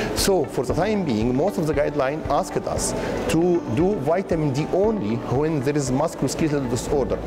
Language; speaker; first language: English; non-native, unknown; Arabic